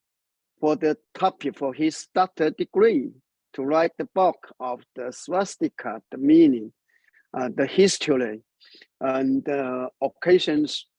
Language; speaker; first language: English; non-native, learner; Chinese